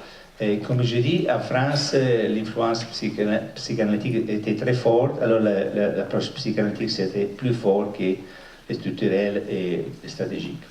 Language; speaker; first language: French; non-native, fluent; Italian